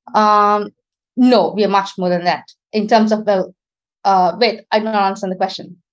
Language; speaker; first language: English; non-native, local second language; Sinhala